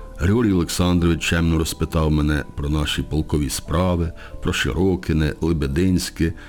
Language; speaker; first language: Ukrainian; native; Ukrainian